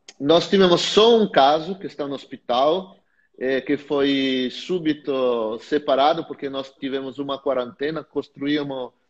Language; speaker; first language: Portuguese; non-native, fluent; Italian